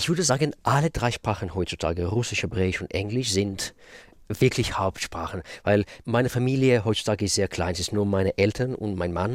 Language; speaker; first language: German; non-native, fluent; Russian